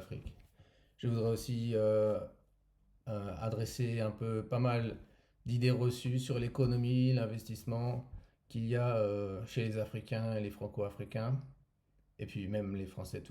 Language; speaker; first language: French; native; French